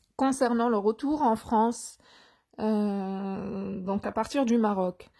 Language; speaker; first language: French; non-native, local second language; Arabic